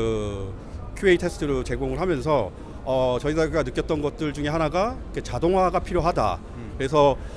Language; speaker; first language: Korean; native; Korean